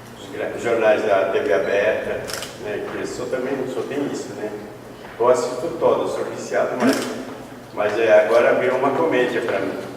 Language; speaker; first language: Portuguese; non-native, fluent; Spanish